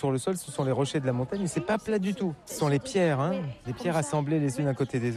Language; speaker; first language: French; native; French